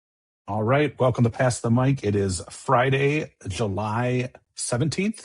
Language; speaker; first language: English; native; English